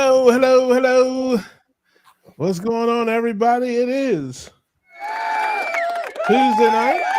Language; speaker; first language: English; native; English